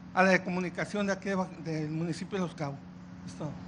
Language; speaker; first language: Spanish; native; Spanish